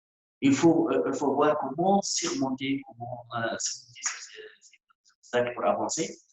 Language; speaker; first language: French; non-native, local second language; Arabic